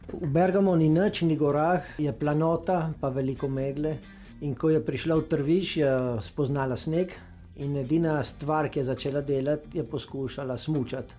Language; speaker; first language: Slovenian; native; Slovenian